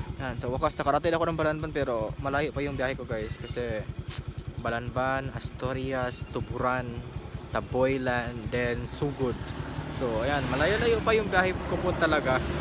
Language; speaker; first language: Filipino; non-native, local second language; Cebuano